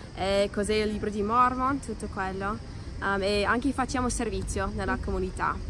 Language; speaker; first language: Italian; non-native, learner; English